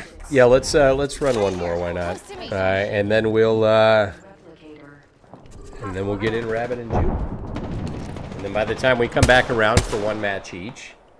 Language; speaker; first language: English; native; English